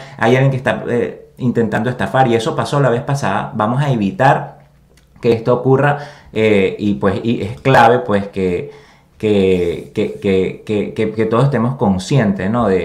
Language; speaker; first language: Spanish; native; Spanish